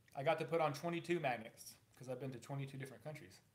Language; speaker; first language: English; native; English